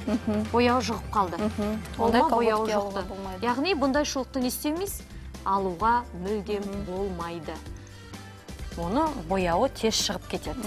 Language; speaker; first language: Kazakh; native; Kazakh